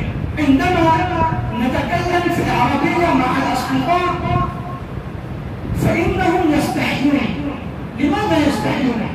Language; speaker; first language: Arabic; non-native, fluent; Urdu